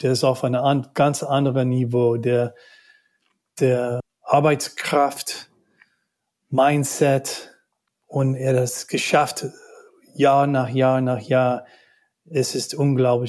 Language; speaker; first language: German; non-native, learner; English